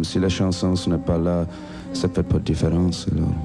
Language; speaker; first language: French; non-native, local second language; English